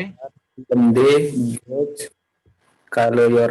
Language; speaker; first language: Turkish; non-native, learner; Indonesian